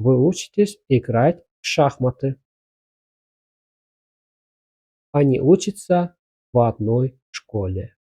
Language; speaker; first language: Russian; non-native, fluent; Azerbaijani